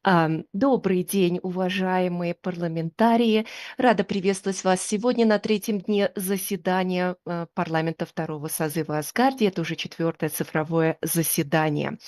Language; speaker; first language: Russian; native; Russian